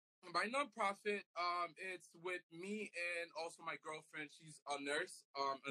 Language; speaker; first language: English; non-native, fluent; Haitian Creole